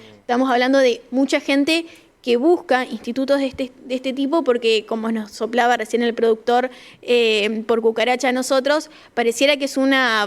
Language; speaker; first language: Spanish; native; Spanish